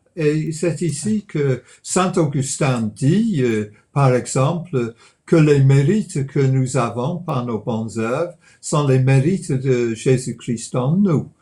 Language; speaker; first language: French; non-native, fluent; English